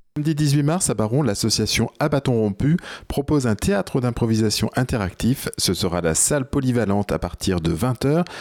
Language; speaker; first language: French; native; French